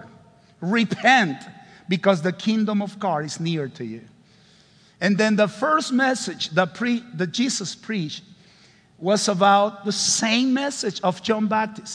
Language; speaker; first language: English; non-native, fluent; Spanish